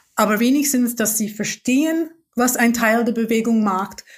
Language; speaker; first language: German; non-native, fluent; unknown